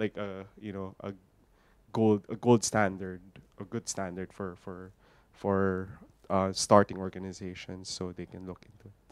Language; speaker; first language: English; non-native, local second language; Filipino